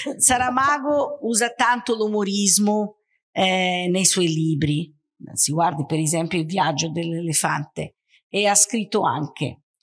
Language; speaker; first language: Italian; non-native, fluent; Portuguese